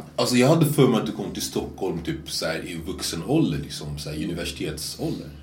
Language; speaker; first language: Swedish; native; Swedish